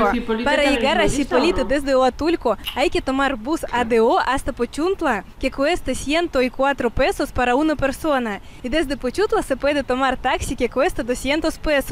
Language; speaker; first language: Spanish; non-native, fluent; Russian